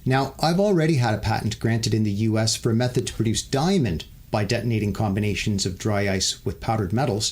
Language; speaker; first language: English; native; English